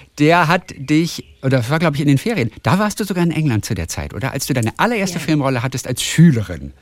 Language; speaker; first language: German; native; German